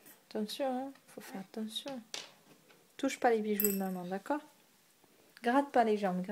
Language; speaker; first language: French; native; French